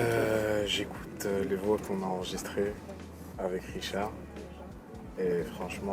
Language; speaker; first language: French; native; French